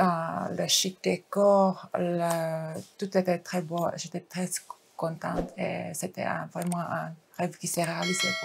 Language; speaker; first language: French; non-native, fluent; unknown